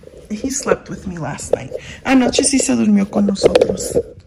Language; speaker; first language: Spanish; early bilingual, heritage; Spanish